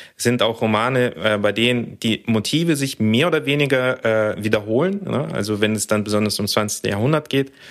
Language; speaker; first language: German; early bilingual, other home language; Russian